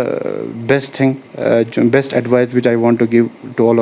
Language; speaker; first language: Hindi; non-native, local second language; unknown